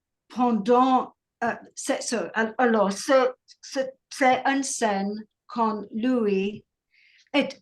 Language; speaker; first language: French; non-native, learner; English